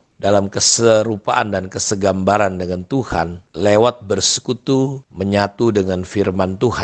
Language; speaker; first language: Indonesian; native; Indonesian